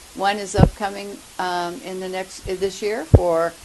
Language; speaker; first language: English; native; English